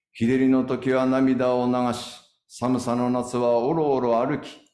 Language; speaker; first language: Japanese; native; Japanese